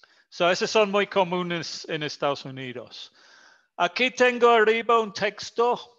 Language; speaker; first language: Spanish; non-native, fluent; English